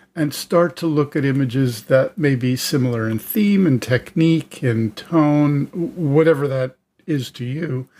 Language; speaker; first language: English; native; English